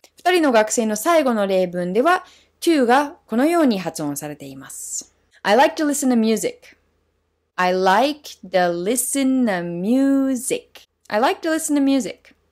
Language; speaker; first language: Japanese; non-native, fluent; English